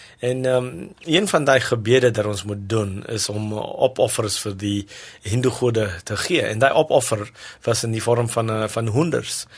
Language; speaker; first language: Afrikaans; non-native, local second language; English